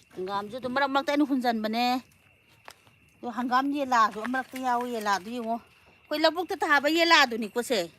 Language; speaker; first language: Manipuri; non-native, local second language; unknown